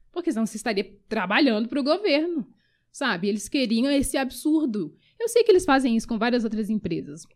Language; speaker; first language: Portuguese; early bilingual, other home language; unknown